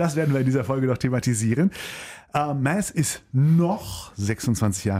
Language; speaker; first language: German; native; German